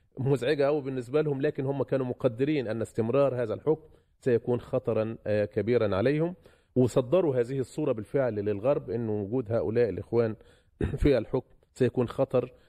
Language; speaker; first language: Arabic; native; Arabic